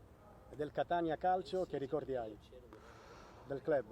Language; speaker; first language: Italian; native; Italian